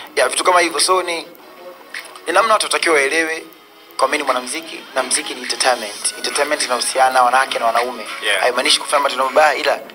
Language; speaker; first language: Swahili; native; Swahili